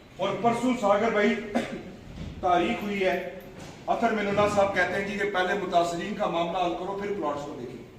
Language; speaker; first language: Urdu; non-native, local second language; Punjabi